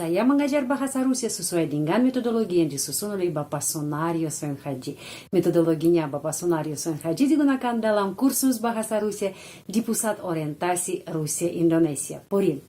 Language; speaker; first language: Indonesian; non-native, fluent; Russian